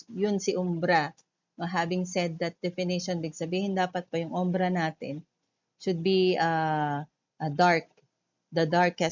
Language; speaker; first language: Filipino; native; Filipino